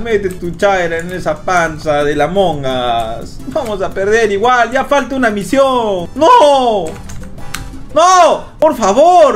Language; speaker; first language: Spanish; native; Spanish